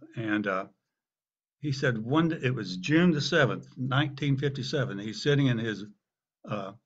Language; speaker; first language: English; native; English